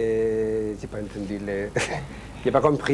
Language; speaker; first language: French; non-native, learner; Spanish